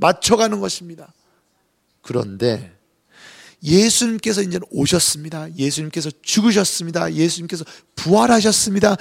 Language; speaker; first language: Korean; native; Korean